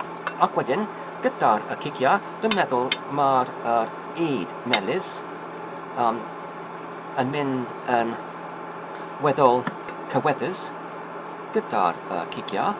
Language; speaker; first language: Welsh; non-native, learner; Polish